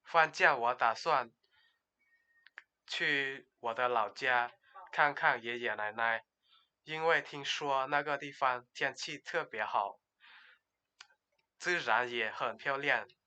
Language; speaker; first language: Chinese; non-native, learner; Lao